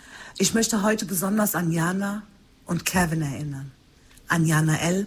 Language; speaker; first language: German; early bilingual, other home language; Turkish